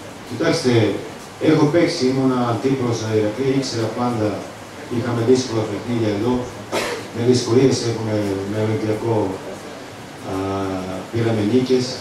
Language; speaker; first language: Greek; non-native, fluent; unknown